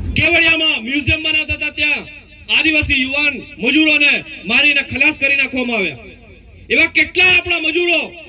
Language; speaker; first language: Gujarati; non-native, local second language; Bhili